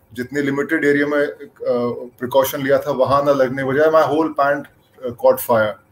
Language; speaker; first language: Hindi; native; Hindi